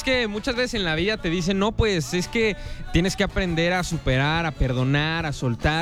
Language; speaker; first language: Spanish; native; Spanish